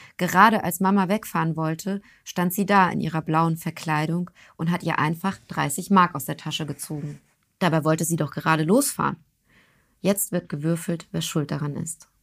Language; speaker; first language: German; early bilingual, other home language; Turkish